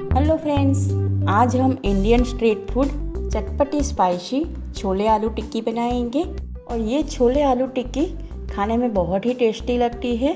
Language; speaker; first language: Hindi; non-native, local second language; Gujarati